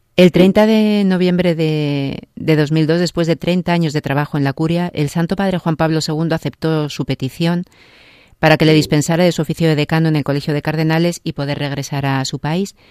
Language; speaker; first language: Spanish; native; Spanish